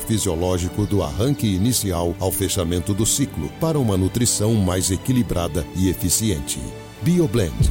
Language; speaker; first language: Portuguese; native; Portuguese